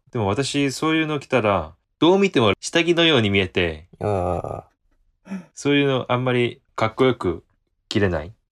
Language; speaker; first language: Japanese; non-native, fluent; Korean